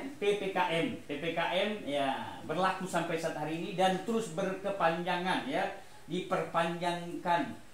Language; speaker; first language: Indonesian; non-native, local second language; Achinese